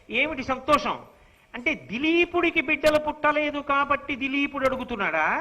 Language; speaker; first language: Telugu; native; Telugu